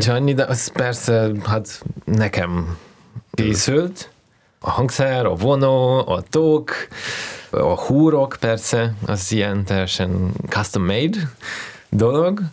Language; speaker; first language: Hungarian; non-native, fluent; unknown